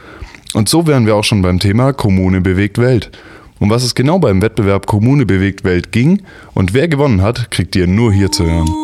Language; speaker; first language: German; native; German